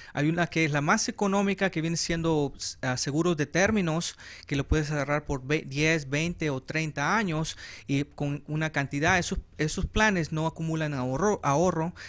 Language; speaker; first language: Spanish; native; Spanish